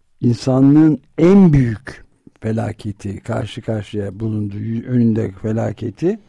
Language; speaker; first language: Turkish; native; Turkish